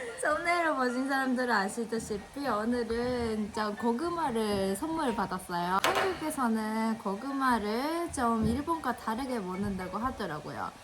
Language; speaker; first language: Korean; non-native, fluent; Japanese